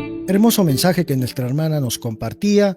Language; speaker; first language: Spanish; native; Spanish